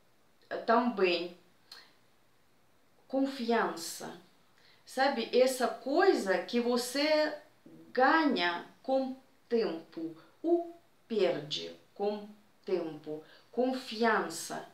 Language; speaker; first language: Portuguese; non-native, fluent; Russian